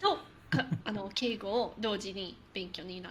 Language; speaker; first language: Japanese; non-native, fluent; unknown